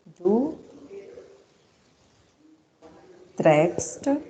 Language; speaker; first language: German; non-native, fluent; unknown